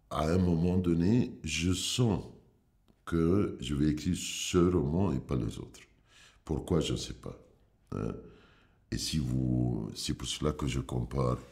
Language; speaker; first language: French; non-native, fluent; Arabic